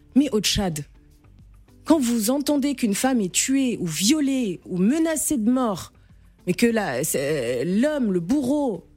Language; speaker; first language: French; non-native, local second language; Arabic